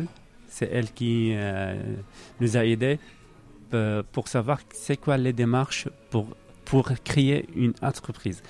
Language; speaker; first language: French; non-native, learner; Arabic